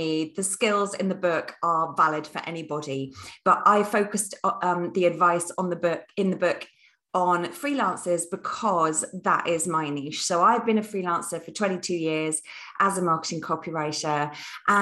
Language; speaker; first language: English; native; English